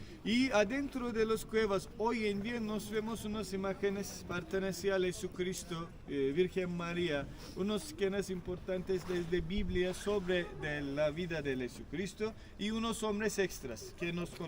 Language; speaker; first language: Spanish; non-native, fluent; Turkish